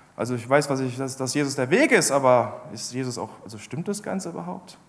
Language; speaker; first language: German; native; German